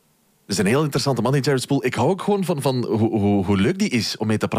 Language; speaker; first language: Dutch; native; Dutch